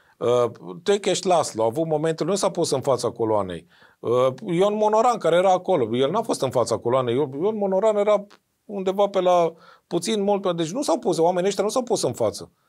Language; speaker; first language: Romanian; native; Romanian